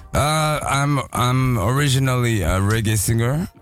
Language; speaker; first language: English; non-native, fluent; Japanese